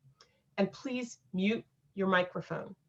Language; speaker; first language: English; native; English